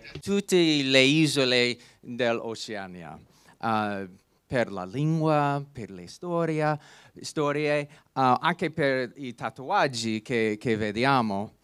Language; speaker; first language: Italian; non-native, learner; English